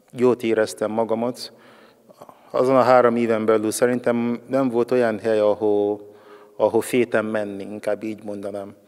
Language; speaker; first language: Hungarian; non-native, fluent; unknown